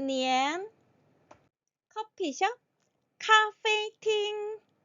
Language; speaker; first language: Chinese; non-native, fluent; Korean